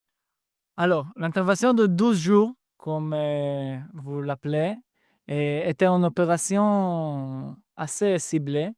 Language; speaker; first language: French; non-native, fluent; Hebrew